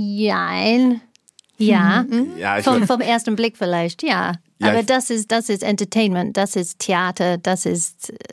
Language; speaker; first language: German; non-native, fluent; English